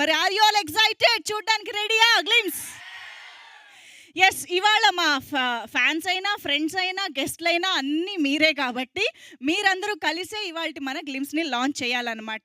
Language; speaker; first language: Telugu; native; Telugu